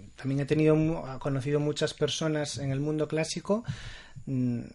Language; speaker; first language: Spanish; native; Spanish